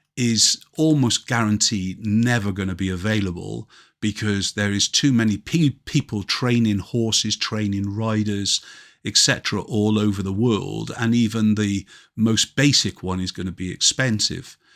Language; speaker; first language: English; native; English